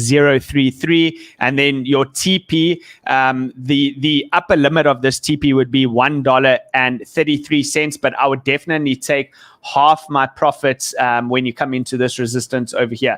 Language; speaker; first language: English; native; English